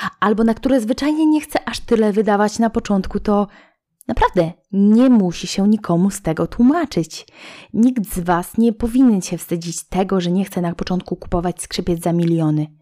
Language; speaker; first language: Polish; native; Polish